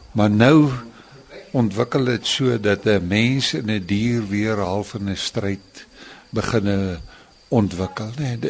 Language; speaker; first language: Afrikaans; native; Afrikaans